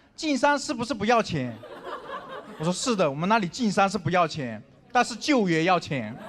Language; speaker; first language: Chinese; non-native, local second language; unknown